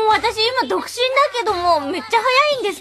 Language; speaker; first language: Japanese; native; Japanese